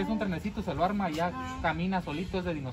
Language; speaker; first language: Spanish; native; Spanish